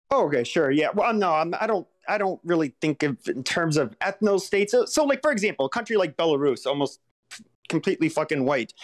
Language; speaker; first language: English; native; English